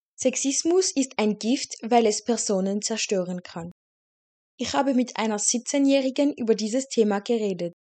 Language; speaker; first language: German; non-native, fluent; French